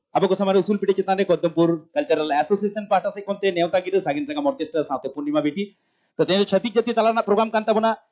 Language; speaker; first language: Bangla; non-native, local second language; Santali